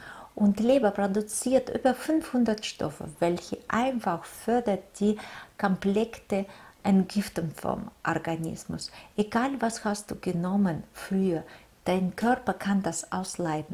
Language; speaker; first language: German; non-native, fluent; Russian